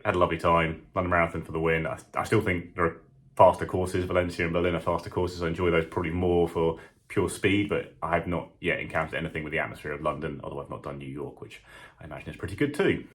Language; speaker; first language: English; native; English